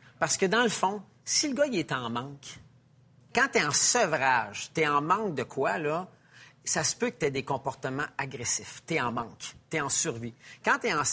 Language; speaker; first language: French; native; French